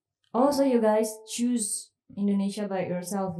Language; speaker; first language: English; non-native, fluent; Indonesian